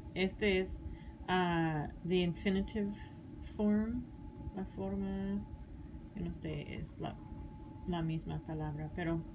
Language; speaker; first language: Spanish; non-native, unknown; English